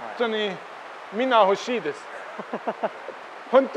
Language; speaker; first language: Japanese; non-native, learner; German